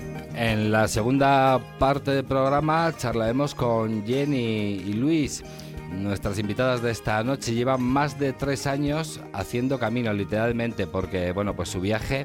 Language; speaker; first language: Spanish; native; Spanish